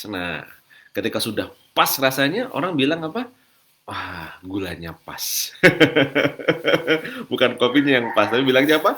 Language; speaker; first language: Indonesian; native; Indonesian